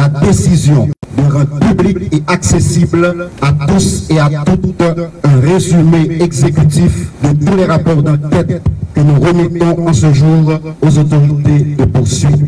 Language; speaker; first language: French; non-native, local second language; Haitian Creole